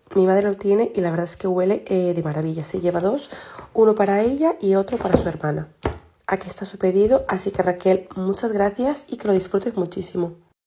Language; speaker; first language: Spanish; native; Spanish